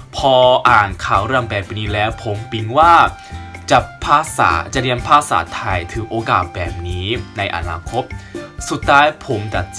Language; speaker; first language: Thai; non-native, fluent; Japanese